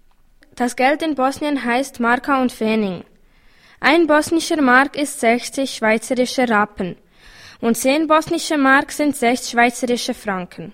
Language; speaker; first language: German; early bilingual, other home language; Bosnian